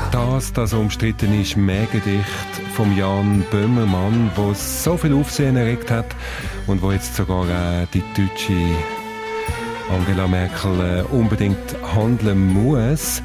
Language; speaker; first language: German; native; German